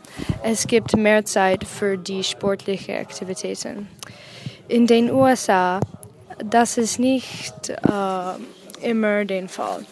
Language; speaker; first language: German; non-native, learner; English